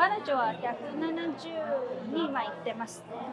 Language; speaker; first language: Japanese; non-native, fluent; Filipino